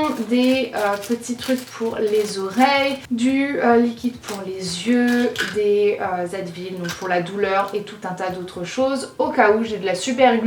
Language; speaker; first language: French; native; French